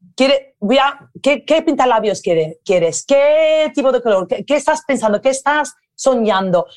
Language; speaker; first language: Spanish; early bilingual, other home language; English